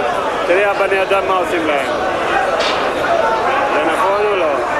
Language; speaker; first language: Hebrew; non-native, learner; Arabic